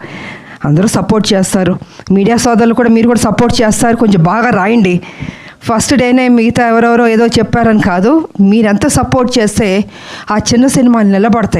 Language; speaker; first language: Telugu; native; Telugu